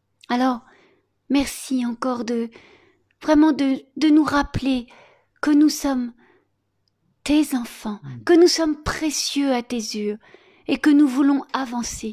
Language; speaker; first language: French; native; French